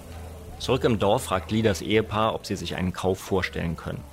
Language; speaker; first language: German; native; German